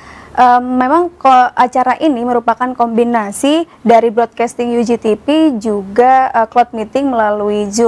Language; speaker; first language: Indonesian; native; Indonesian